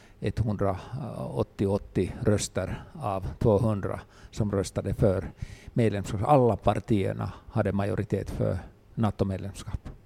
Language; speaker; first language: Swedish; non-native, local second language; Finnish